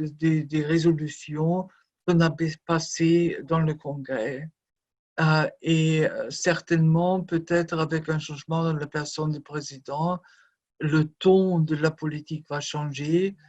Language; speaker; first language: French; non-native, fluent; German